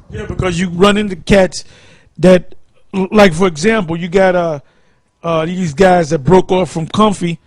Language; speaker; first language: English; native; English